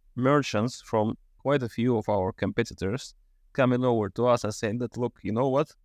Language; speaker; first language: English; non-native, fluent; Russian